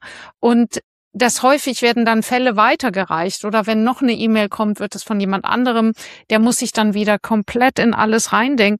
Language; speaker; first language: German; native; German